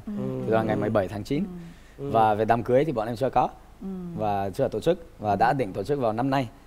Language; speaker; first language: Vietnamese; non-native, fluent; Romanian